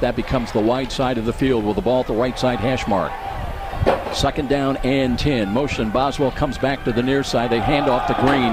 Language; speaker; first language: English; native; English